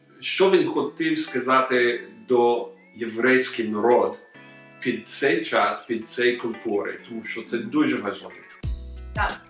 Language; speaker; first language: Ukrainian; non-native, learner; English